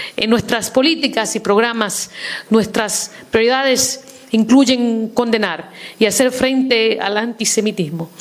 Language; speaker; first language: Spanish; early bilingual, heritage; Spanish